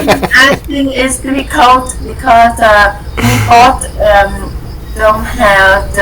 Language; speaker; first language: English; non-native, learner; Vietnamese